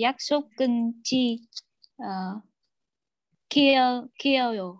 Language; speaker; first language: Korean; non-native, learner; Vietnamese